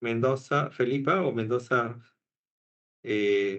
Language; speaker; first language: Spanish; native; Spanish